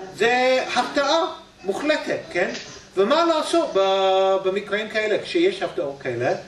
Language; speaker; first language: Hebrew; non-native, fluent; English